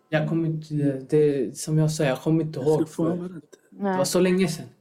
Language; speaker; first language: Swedish; non-native, fluent; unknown